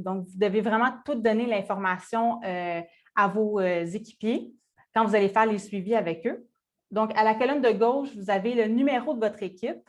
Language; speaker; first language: French; native; French